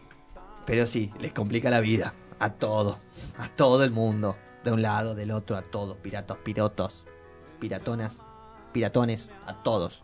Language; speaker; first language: Spanish; native; Spanish